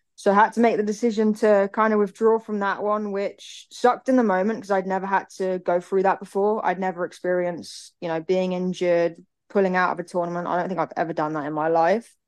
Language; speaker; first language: English; native; English